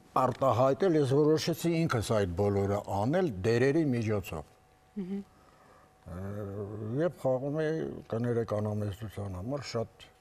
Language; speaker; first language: Armenian; native; Armenian